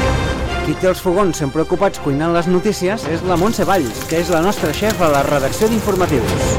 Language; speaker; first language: Catalan; native; Catalan